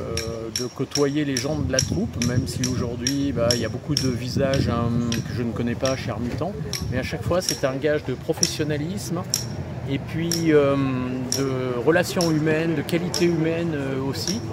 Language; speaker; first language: French; native; French